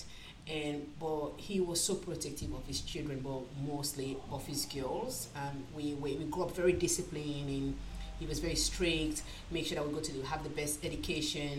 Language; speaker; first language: English; non-native, local second language; Krio